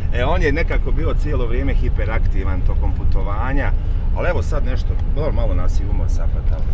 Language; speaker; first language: Bosnian; native; Bosnian